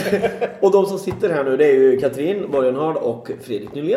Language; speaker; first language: Swedish; native; Swedish